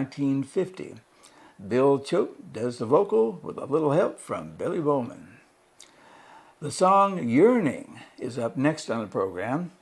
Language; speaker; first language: English; native; English